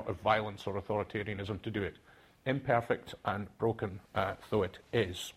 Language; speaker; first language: English; non-native, local second language; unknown